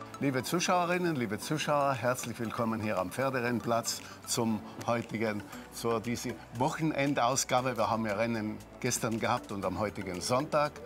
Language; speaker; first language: German; native; German